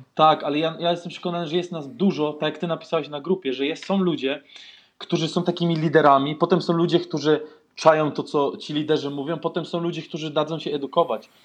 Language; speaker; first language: Polish; early bilingual, heritage; Polish